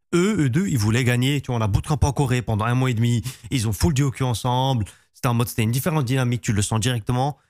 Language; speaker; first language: French; native; French